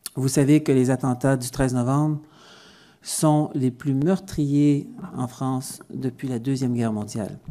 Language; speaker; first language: French; native; French